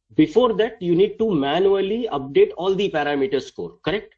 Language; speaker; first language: English; non-native, local second language; Tamil